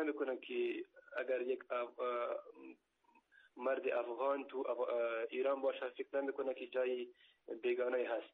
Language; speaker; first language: Persian; native; Persian